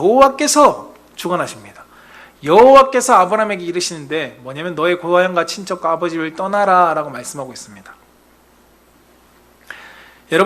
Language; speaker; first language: Korean; native; Korean